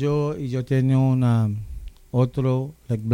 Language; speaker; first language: Spanish; non-native, local second language; English